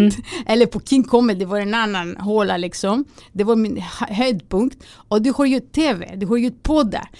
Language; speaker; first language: Swedish; non-native, fluent; Greek